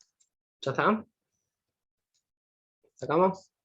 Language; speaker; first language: Spanish; native; Spanish